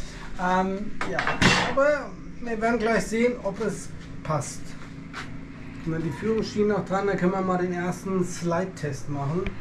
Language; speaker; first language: German; native; German